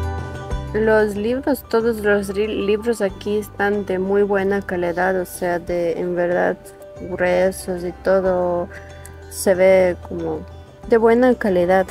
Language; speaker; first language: Spanish; non-native, fluent; Ukrainian